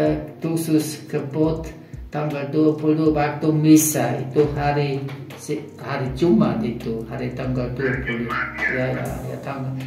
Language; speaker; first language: Indonesian; non-native, fluent; German